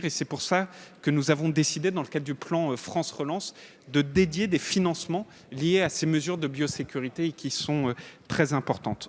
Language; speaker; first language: French; native; French